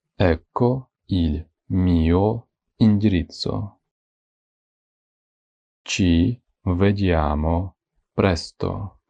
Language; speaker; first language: Italian; non-native, fluent; Ukrainian